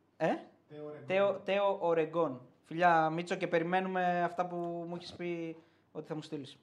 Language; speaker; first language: Greek; native; Greek